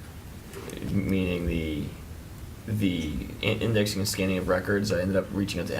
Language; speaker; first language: English; native; English